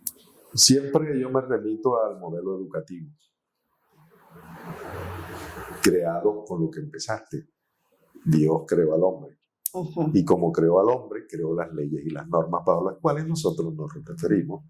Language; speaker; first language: Spanish; native; Spanish